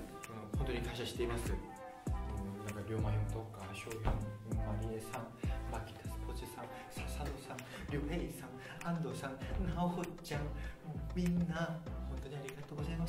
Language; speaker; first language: Japanese; non-native, fluent; Korean